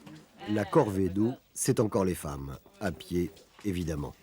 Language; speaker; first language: French; native; French